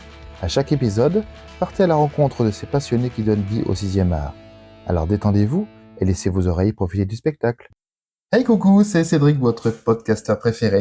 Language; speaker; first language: French; native; French